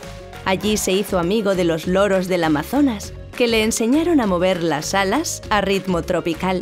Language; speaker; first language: Spanish; native; Spanish